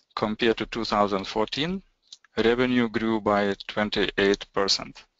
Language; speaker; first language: English; non-native, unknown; Lithuanian